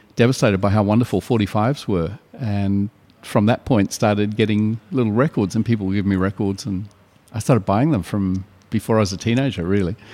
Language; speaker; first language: English; native; English